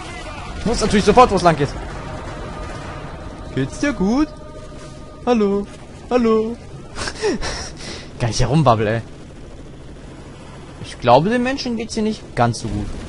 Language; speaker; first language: German; native; German